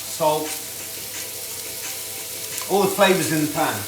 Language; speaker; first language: English; native; English